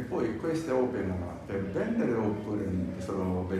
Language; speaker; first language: Italian; non-native, learner; Japanese